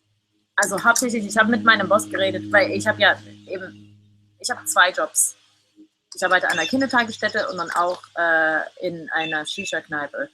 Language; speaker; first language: German; non-native, fluent; English